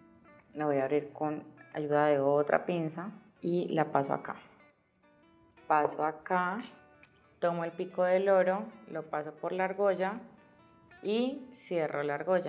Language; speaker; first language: Spanish; native; Spanish